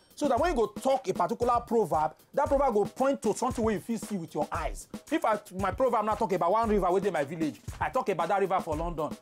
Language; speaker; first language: Nigerian Pidgin; non-native, local second language; Igbo